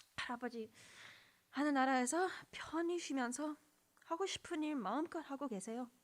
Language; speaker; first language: Korean; early bilingual, other home language; English